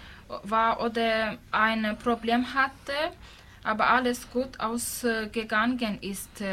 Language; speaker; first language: German; non-native, learner; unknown